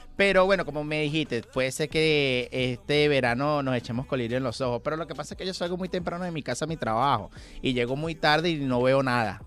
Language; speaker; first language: Spanish; native; Spanish